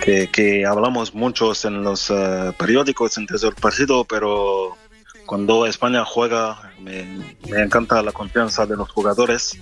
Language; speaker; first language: Spanish; non-native, learner; French